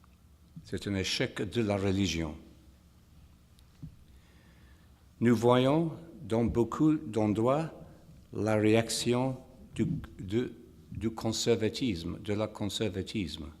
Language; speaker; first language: French; non-native, fluent; English